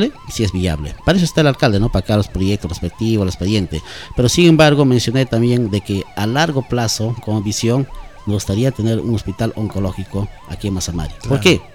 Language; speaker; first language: Spanish; native; Spanish